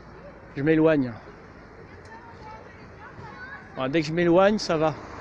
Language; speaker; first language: French; native; French